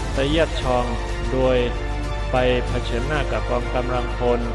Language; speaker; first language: Thai; non-native, fluent; Burmese